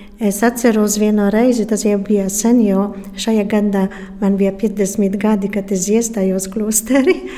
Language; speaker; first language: Latvian; non-native, fluent; Polish